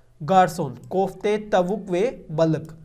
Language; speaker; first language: Turkish; non-native, learner; Urdu